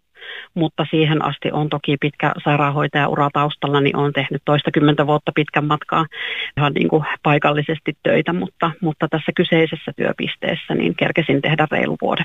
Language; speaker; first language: Finnish; native; Finnish